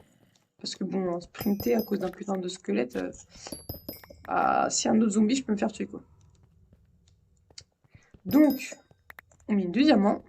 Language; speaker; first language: French; native; French